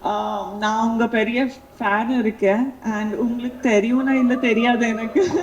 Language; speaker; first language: Tamil; non-native, local second language; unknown